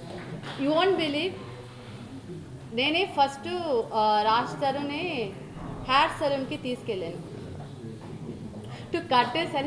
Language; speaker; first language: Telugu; non-native, learner; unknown